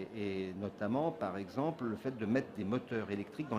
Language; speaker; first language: French; native; French